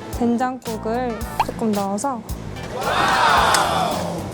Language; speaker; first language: Korean; native; Korean